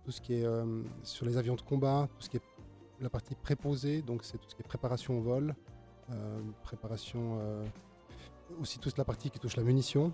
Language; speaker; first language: French; native; French